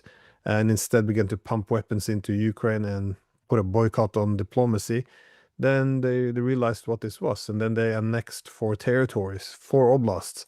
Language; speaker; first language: English; non-native, fluent; Norwegian